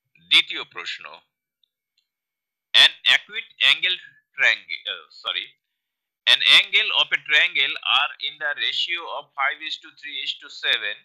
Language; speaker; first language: English; non-native, local second language; Bangla